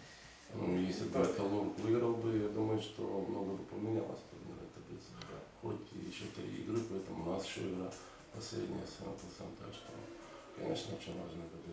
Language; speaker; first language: Russian; native; Russian